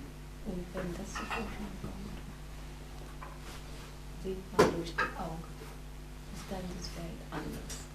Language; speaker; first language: German; non-native, fluent; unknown